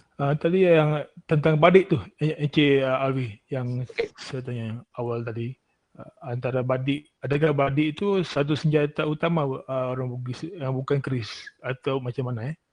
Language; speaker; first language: Malay; native; Malay